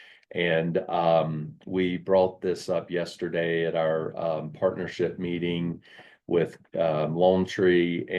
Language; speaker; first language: English; native; English